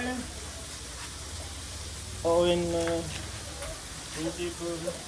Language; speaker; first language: Danish; non-native, fluent; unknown